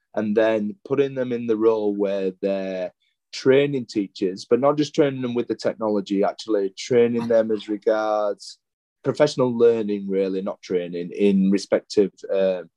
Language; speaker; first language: English; native; English